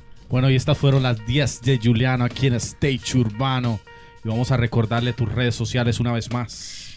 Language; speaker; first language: Spanish; native; Spanish